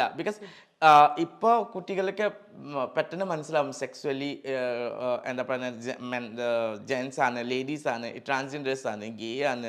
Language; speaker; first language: Malayalam; non-native, learner; Assamese